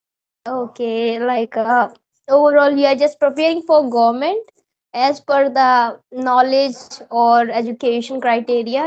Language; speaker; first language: English; non-native, local second language; Hindi